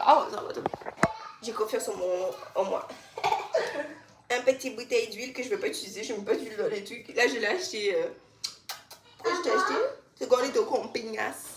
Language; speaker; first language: French; native; French